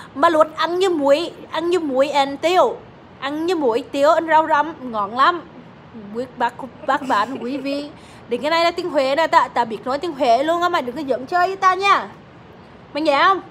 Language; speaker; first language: Vietnamese; early bilingual, heritage; Vietnamese